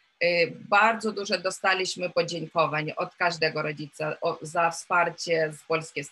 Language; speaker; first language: Polish; non-native, fluent; Ukrainian